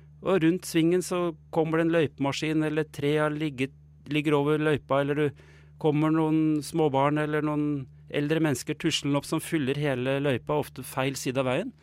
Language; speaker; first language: Norwegian; native; Norwegian